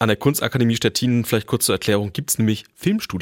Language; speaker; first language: German; native; German